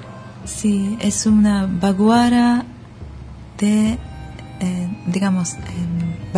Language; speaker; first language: Spanish; non-native, learner; Japanese